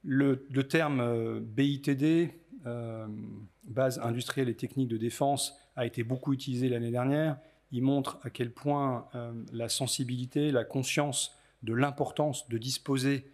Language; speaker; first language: French; native; French